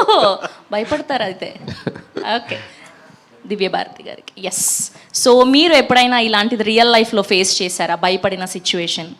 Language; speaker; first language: Telugu; native; Telugu